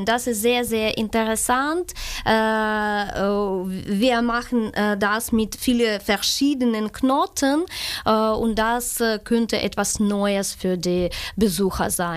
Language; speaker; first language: German; non-native, learner; Ukrainian